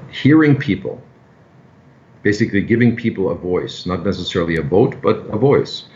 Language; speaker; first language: English; non-native, fluent; German